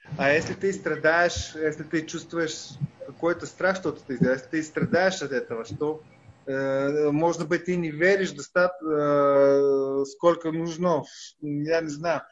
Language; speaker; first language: Russian; non-native, learner; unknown